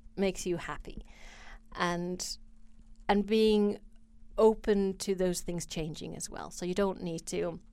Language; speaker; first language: English; non-native, fluent; Finnish